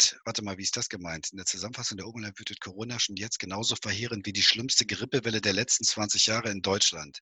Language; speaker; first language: German; native; German